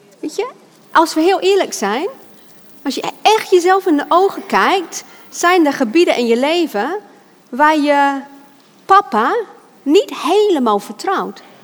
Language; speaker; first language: Dutch; non-native, fluent; English